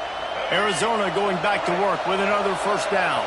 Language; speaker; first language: English; native; English